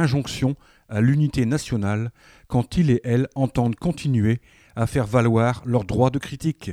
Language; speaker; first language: French; native; French